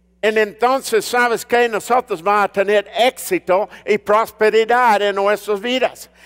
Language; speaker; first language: Spanish; early bilingual, heritage; Spanish